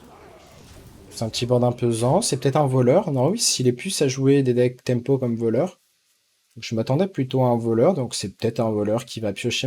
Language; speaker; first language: French; native; French